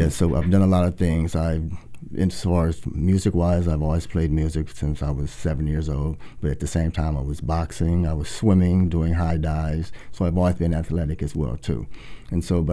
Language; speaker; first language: English; native; English